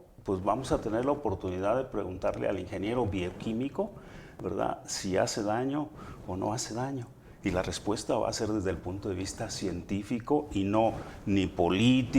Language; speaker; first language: Spanish; native; Spanish